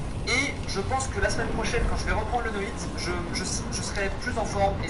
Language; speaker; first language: French; native; French